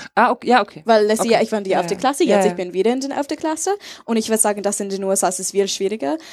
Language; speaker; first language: German; non-native, fluent; English